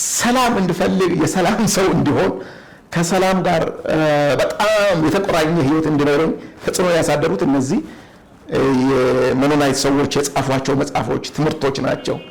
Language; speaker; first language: Amharic; non-native, local second language; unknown